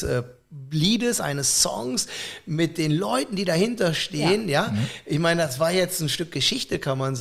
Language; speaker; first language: German; native; German